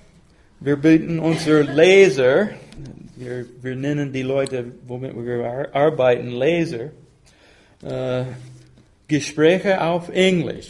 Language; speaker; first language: German; non-native, fluent; English